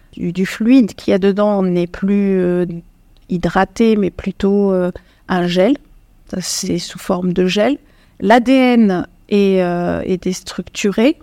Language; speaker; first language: French; non-native, local second language; Arabic